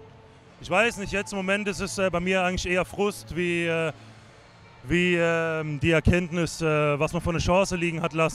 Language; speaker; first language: German; native; German